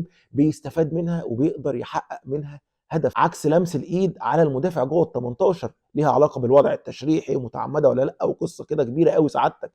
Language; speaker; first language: Arabic; native; Arabic